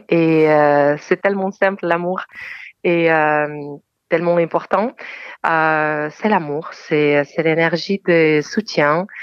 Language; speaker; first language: French; non-native, fluent; Ukrainian